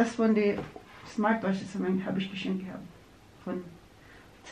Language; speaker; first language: German; non-native, learner; Filipino